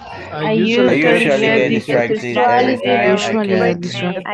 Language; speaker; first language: English; non-native, learner; Spanish